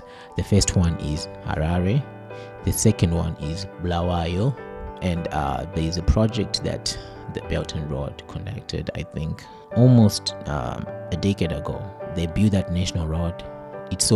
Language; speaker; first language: English; non-native, local second language; Shona